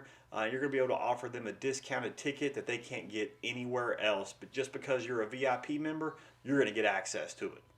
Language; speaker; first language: English; native; English